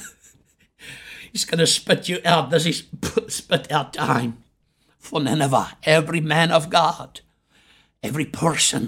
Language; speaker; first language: English; non-native, local second language; Afrikaans